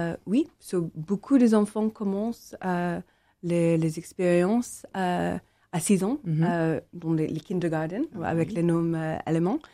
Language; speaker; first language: French; non-native, learner; English